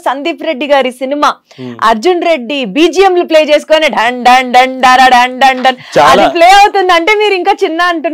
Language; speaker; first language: Telugu; native; Telugu